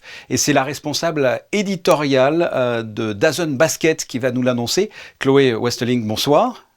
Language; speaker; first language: French; native; French